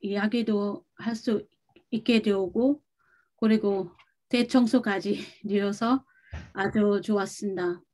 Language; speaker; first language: Korean; non-native, learner; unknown